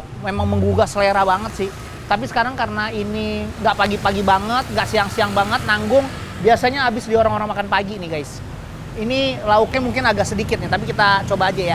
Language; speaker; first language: Indonesian; native; Indonesian